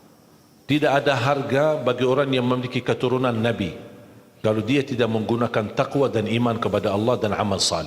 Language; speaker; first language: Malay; non-native, fluent; Arabic